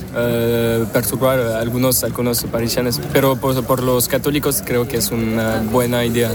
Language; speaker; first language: Spanish; non-native, learner; French